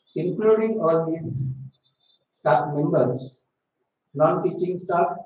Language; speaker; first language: English; non-native, local second language; Marathi